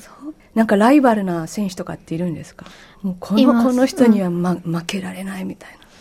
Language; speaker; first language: Japanese; native; Japanese